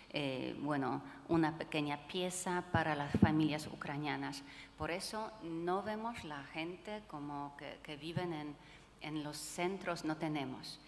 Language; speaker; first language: Spanish; non-native, fluent; Polish